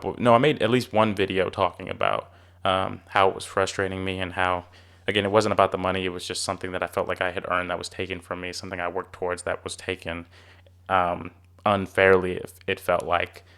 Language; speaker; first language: English; native; English